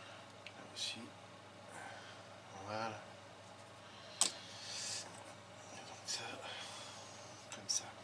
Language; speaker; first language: French; native; French